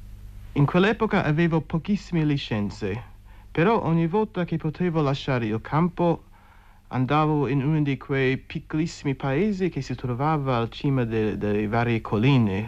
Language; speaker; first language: Italian; non-native, fluent; English